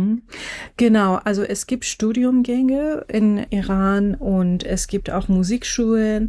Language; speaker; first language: German; non-native, fluent; Persian